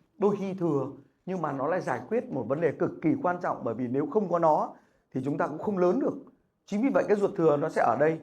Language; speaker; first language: Vietnamese; native; Vietnamese